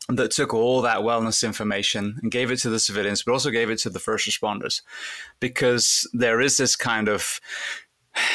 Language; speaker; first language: English; native; English